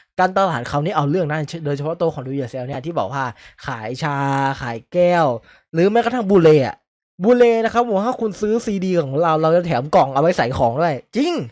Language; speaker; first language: Thai; native; Thai